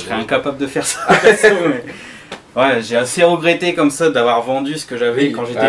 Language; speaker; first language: French; native; French